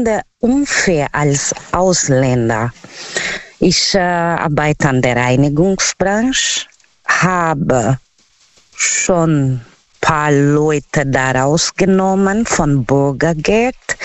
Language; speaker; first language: German; non-native, learner; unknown